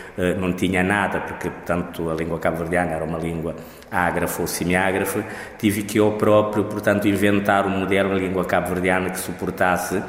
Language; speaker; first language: Portuguese; non-native, local second language; Kabuverdianu